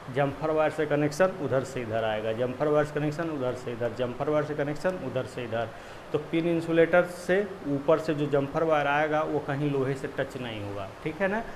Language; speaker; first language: Hindi; native; Hindi